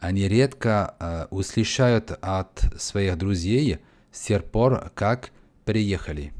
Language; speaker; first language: Russian; non-native, learner; French